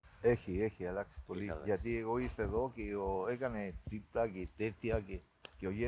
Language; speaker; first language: Greek; non-native, learner; Spanish